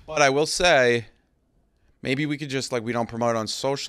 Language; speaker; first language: English; native; English